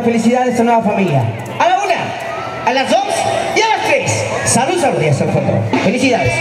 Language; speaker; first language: Spanish; native; Spanish